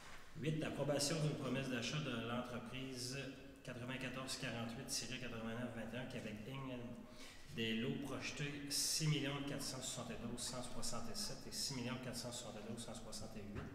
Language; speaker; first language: French; native; French